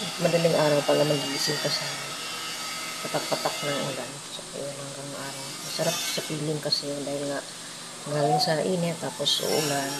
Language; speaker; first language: Filipino; native; Filipino